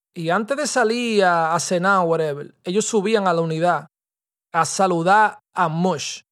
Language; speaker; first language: Spanish; early bilingual, heritage; Spanish